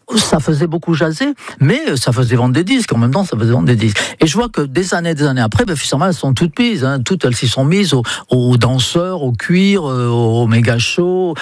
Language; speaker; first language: French; non-native, fluent; English